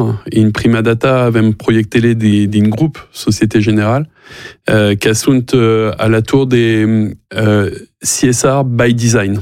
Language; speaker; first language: Romanian; non-native, learner; French